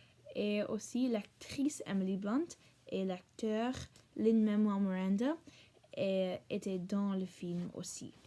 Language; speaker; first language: French; non-native, learner; English